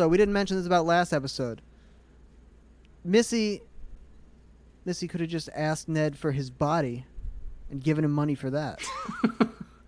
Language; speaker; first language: English; native; English